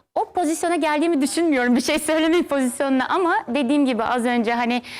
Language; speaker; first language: Turkish; non-native, fluent; Turkmen